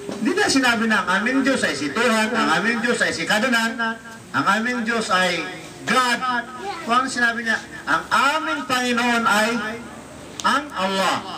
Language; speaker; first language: Filipino; non-native, local second language; Maguindanaon